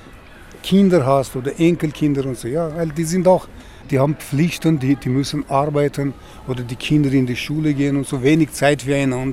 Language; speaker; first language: German; non-native, fluent; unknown